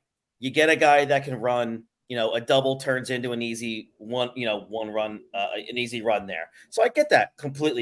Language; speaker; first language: English; native; English